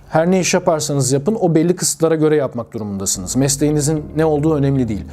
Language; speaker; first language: Turkish; native; Turkish